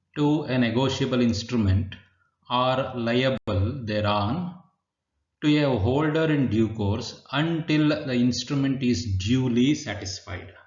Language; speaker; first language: English; non-native, local second language; Kannada